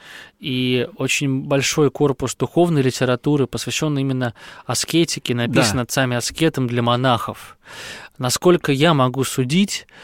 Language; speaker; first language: Russian; native; Russian